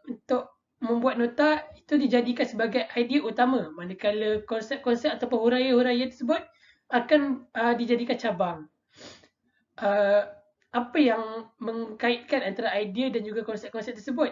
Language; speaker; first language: Malay; native; Malay